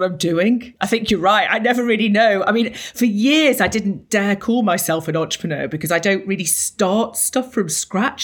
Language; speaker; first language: English; native; English